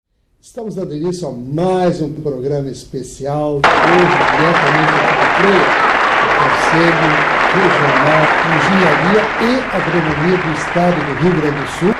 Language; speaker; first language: Portuguese; native; Portuguese